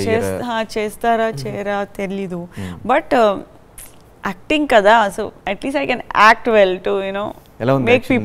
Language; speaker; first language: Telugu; non-native, learner; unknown